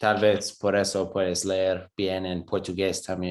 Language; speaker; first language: Spanish; non-native, fluent; English